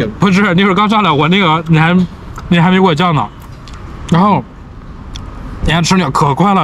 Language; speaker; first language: Chinese; native; Chinese